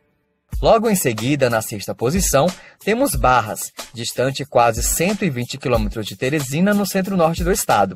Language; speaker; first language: Portuguese; native; Portuguese